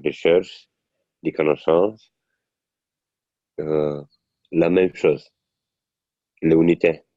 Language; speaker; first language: French; non-native, learner; Italian